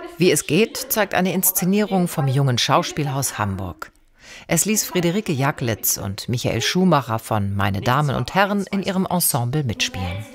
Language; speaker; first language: German; native; German